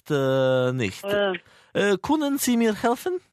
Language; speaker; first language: German; non-native, learner; Norwegian